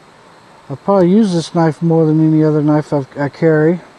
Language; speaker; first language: English; native; English